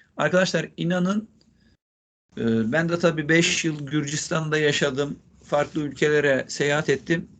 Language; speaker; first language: Turkish; native; Turkish